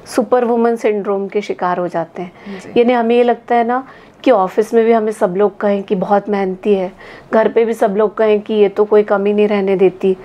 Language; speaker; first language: Hindi; native; Hindi